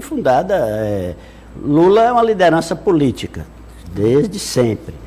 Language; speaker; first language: Portuguese; native; Portuguese